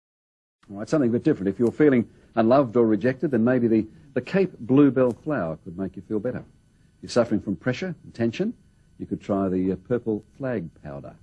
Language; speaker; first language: English; native; English